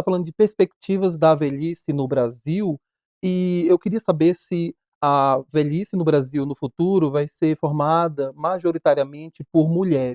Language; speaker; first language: Portuguese; native; Portuguese